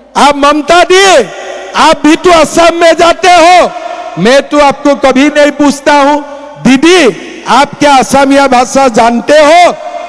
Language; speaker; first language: Hindi; non-native, local second language; Assamese